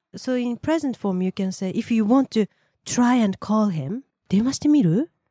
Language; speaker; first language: English; non-native, fluent; Japanese